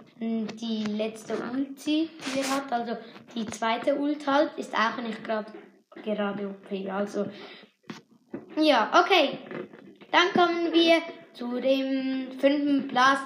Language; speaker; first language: German; native; German